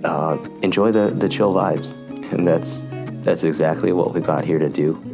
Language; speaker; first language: English; native; English